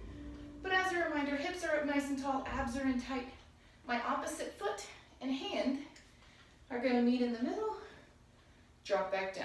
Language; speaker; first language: English; native; English